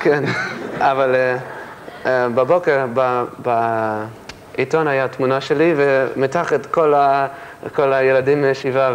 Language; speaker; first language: Hebrew; early bilingual, heritage; English